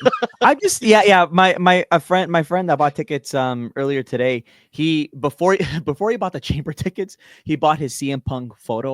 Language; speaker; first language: English; native; English